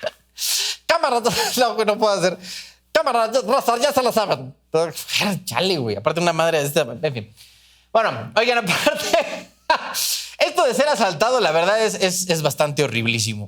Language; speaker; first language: Spanish; native; Spanish